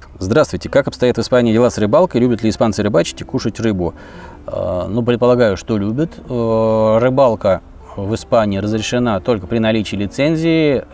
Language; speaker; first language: Russian; native; Russian